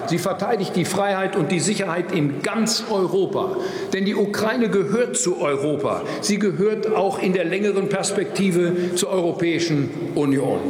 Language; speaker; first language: German; native; German